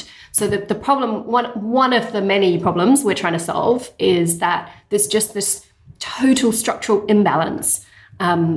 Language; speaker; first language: English; native; English